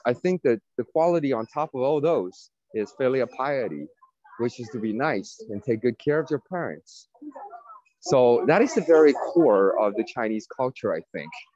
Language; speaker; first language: English; non-native, fluent; Chinese